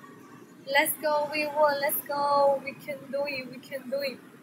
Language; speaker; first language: English; non-native, learner; Chinese